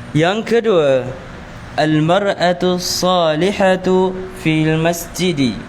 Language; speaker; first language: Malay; native; Malay